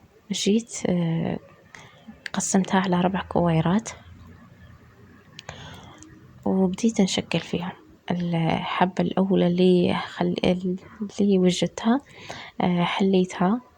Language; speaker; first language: Arabic; native; Arabic